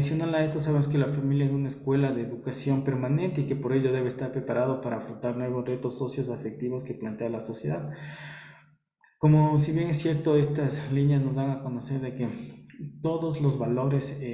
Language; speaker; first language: Spanish; native; Spanish